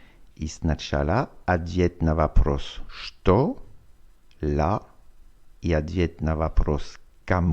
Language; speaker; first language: Russian; non-native, fluent; French